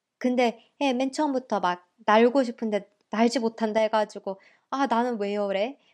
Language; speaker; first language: Korean; early bilingual, heritage; Korean